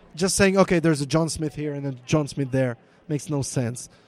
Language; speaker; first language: English; non-native, fluent; Hebrew